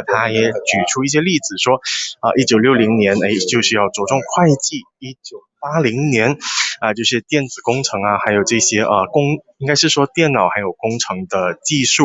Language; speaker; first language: Chinese; native; Chinese